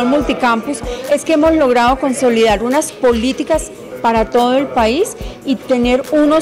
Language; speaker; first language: Spanish; native; Spanish